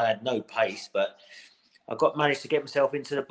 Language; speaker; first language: English; native; English